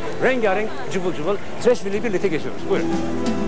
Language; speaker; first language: Turkish; native; Turkish